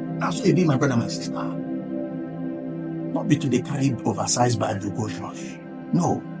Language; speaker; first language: Nigerian Pidgin; non-native, local second language; Igbo